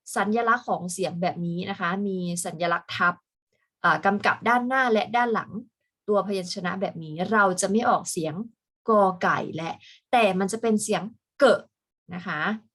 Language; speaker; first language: Thai; native; Thai